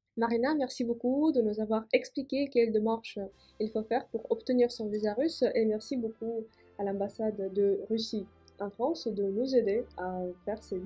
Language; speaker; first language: French; non-native, fluent; Russian